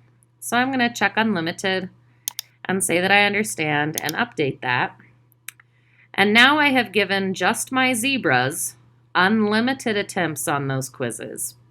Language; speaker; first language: English; native; English